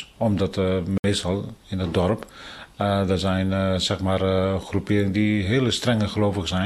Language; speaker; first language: Dutch; non-native, fluent; Tibetan